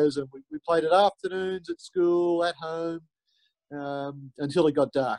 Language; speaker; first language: English; native; English